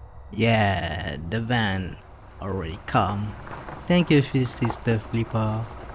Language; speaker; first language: English; non-native, local second language; Malay